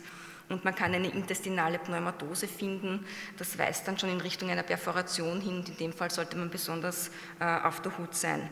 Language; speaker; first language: German; native; German